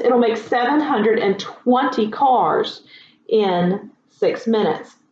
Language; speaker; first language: English; native; English